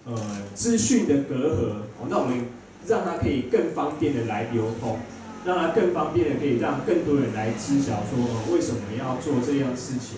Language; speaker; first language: Chinese; native; Chinese